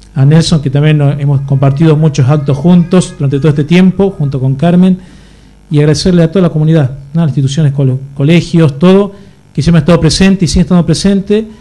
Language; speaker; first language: Spanish; native; Spanish